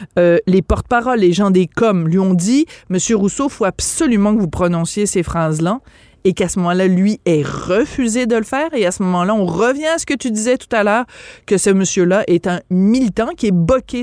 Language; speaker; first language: French; native; French